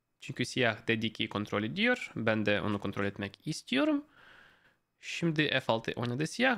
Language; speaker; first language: Turkish; non-native, fluent; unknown